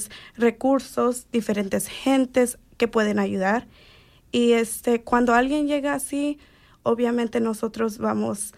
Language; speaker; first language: Spanish; early bilingual, heritage; Spanish